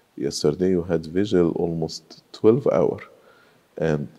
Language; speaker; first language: English; non-native, fluent; Arabic